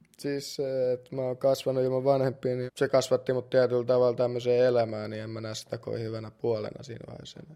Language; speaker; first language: Finnish; early bilingual, other home language; Russian